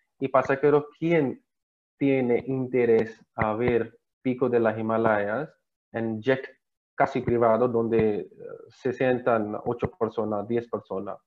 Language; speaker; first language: Spanish; non-native, learner; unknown